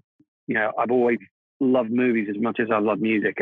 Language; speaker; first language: English; non-native, local second language; Czech